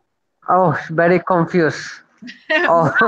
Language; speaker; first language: English; non-native, learner; Spanish